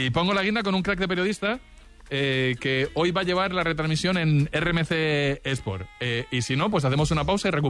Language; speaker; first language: Spanish; native; Spanish